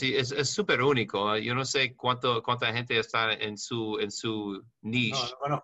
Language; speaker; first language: Spanish; non-native, learner; English